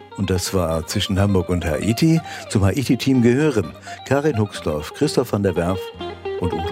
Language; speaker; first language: German; native; German